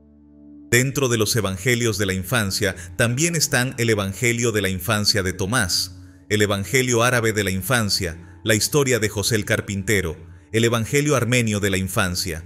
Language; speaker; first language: Spanish; native; Spanish